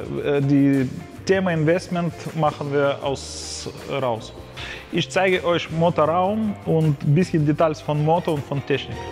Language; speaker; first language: German; non-native, fluent; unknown